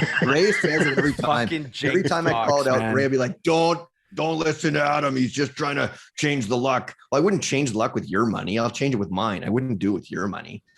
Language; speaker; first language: English; native; English